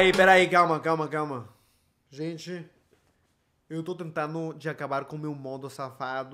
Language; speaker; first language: Portuguese; non-native, fluent; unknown